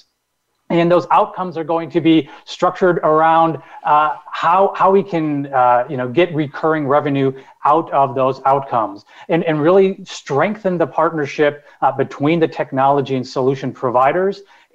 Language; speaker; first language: English; native; English